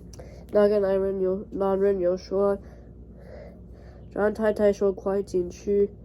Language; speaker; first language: Chinese; non-native, learner; English